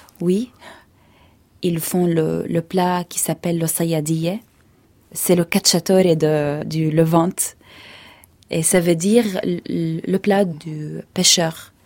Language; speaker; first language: French; non-native, fluent; Arabic